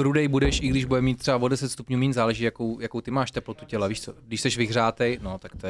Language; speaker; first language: Czech; native; Czech